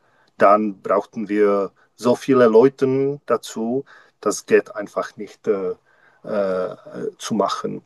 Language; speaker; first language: German; non-native, learner; Czech